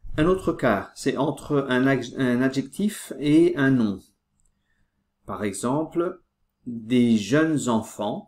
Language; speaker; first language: French; native; French